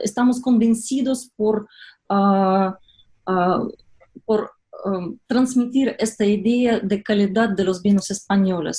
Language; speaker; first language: Spanish; non-native, fluent; Russian